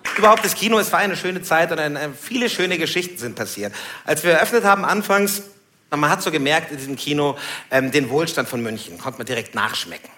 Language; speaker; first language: German; early bilingual, other home language; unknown